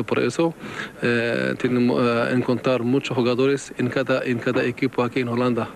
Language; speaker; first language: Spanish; non-native, fluent; Arabic